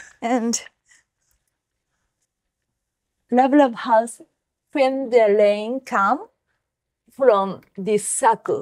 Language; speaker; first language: English; non-native, learner; Japanese